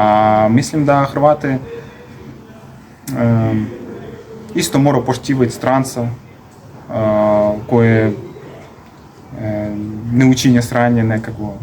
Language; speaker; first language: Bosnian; non-native, learner; Russian